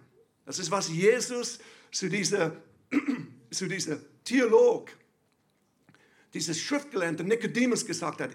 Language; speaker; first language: German; non-native, fluent; English